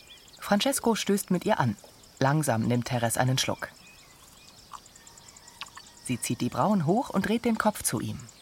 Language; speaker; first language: German; native; German